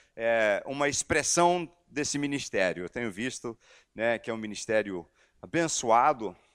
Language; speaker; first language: Portuguese; non-native, fluent; English